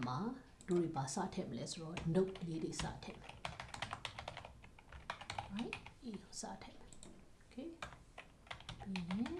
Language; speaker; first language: Burmese; native; Burmese